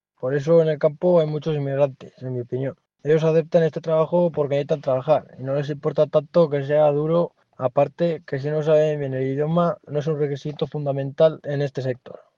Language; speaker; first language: Spanish; native; Spanish